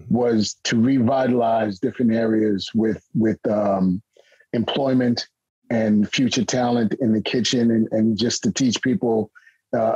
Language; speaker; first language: English; native; English